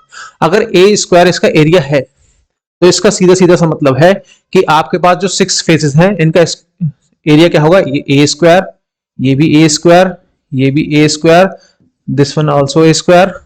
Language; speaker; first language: Hindi; native; Hindi